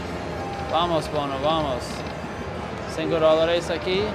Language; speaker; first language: Spanish; non-native, learner; English